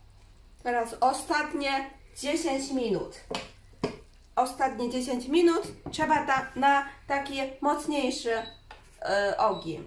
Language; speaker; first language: Polish; non-native, learner; Chinese